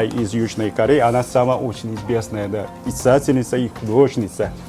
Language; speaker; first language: Russian; non-native, learner; Korean